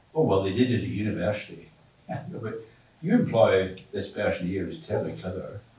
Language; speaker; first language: English; native; English